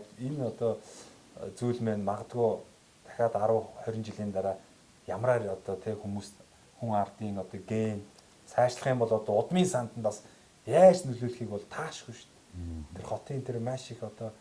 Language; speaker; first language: Mongolian; native; Mongolian